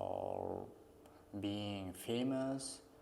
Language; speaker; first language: English; non-native, learner; Uzbek